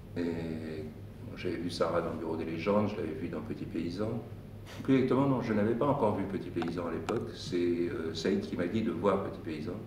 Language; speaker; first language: French; native; French